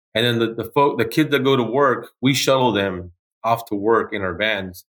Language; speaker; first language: English; native; English